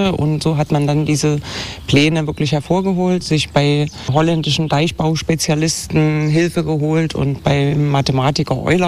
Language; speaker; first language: German; native; German